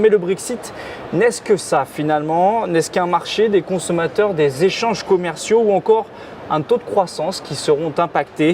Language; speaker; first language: French; native; French